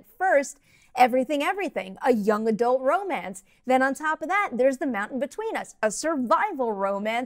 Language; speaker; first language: English; native; English